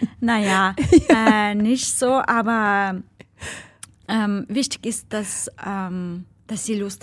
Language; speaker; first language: German; non-native, fluent; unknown